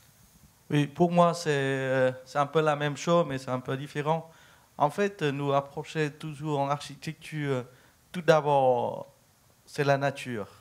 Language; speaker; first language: French; non-native, fluent; Vietnamese